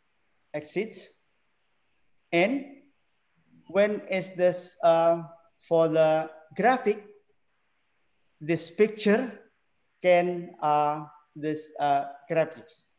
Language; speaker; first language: English; non-native, learner; Indonesian